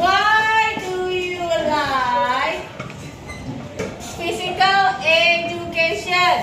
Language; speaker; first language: English; non-native, learner; Indonesian